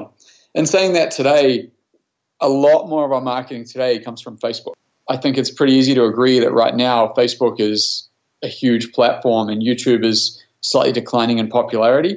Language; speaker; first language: English; native; English